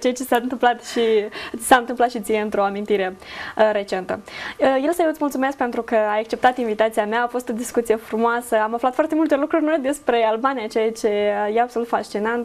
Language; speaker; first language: Romanian; native; Romanian